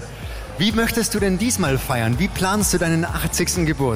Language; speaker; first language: German; native; German